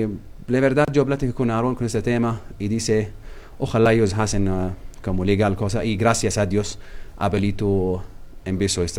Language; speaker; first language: Spanish; non-native, learner; Arabic